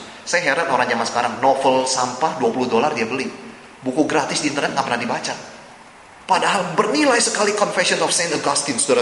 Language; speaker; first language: Indonesian; native; Indonesian